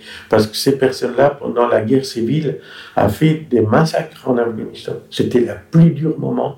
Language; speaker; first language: French; non-native, fluent; Persian